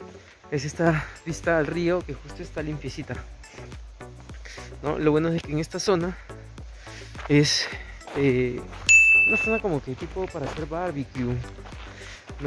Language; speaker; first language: Spanish; native; Spanish